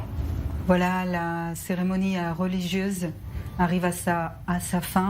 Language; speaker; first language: French; native; French